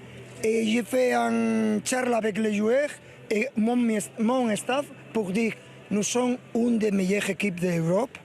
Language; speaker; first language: French; non-native, learner; Spanish